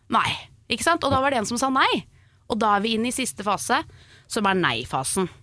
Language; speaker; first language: Norwegian; native; Norwegian